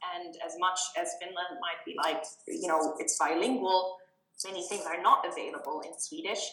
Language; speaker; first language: English; non-native, fluent; German